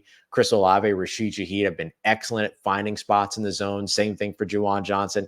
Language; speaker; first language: English; native; English